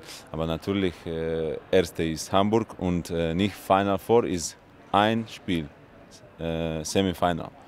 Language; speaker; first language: German; non-native, learner; Russian